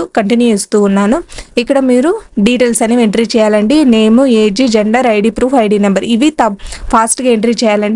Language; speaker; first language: Telugu; native; Telugu